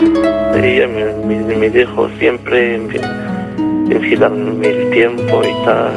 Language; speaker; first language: Spanish; non-native, learner; Arabic